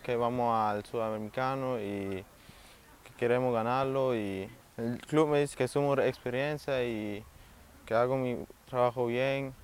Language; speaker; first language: Spanish; early bilingual, heritage; German